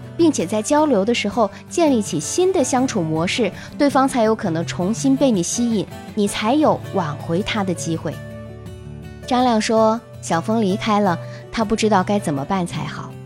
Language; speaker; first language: Chinese; native; Chinese